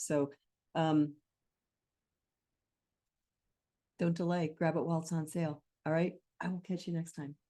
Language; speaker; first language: English; native; English